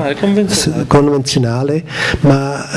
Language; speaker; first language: Italian; non-native, learner; German